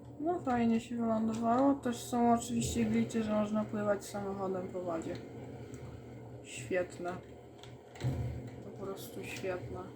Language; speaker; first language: Polish; native; Polish